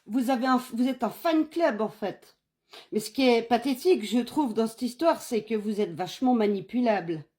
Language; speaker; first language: French; native; French